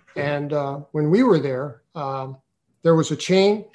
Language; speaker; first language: English; native; English